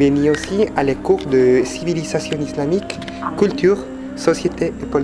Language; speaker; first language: French; non-native, fluent; Spanish